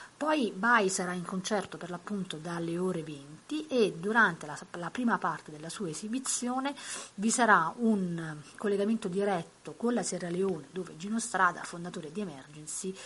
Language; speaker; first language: Italian; native; Italian